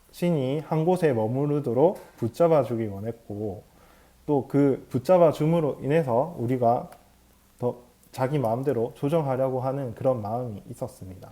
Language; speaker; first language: Korean; native; Korean